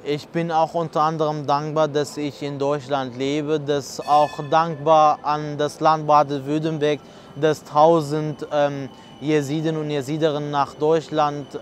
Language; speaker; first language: German; non-native, fluent; Kurdish